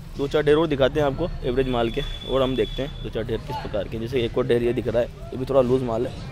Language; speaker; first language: Hindi; native; Hindi